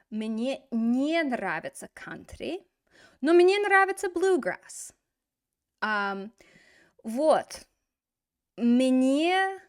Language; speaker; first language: Russian; non-native, fluent; English